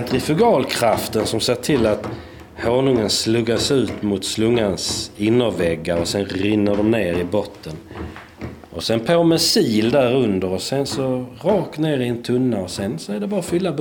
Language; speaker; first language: Swedish; native; Swedish